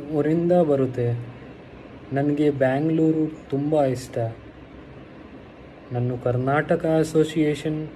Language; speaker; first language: Kannada; non-native, learner; Hindi